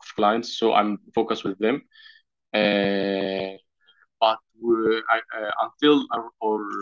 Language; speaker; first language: English; non-native, learner; Arabic